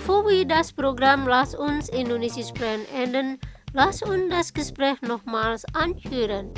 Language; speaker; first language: German; non-native, fluent; Indonesian